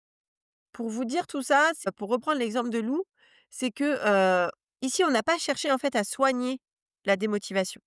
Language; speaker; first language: French; native; French